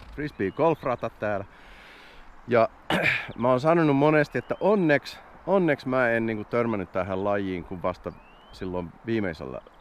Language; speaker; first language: Finnish; non-native, fluent; English